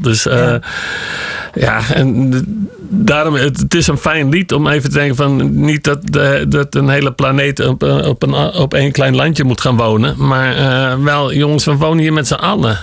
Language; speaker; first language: Dutch; native; Dutch